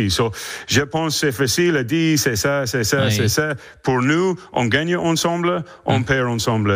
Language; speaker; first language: French; non-native, learner; English